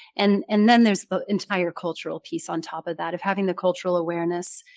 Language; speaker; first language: English; native; English